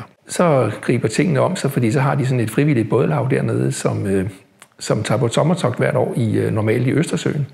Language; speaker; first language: Danish; native; Danish